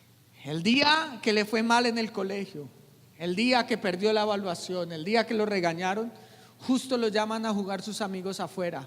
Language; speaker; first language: Spanish; native; Spanish